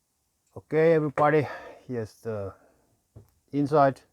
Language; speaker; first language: English; non-native, learner; Finnish